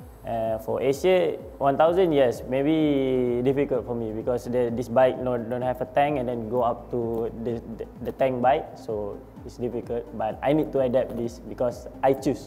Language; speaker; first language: English; non-native, learner; Malay